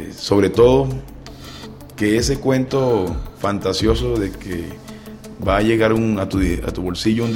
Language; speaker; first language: Spanish; native; Spanish